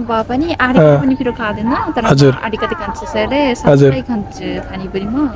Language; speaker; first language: Nepali; non-native, learner; Japanese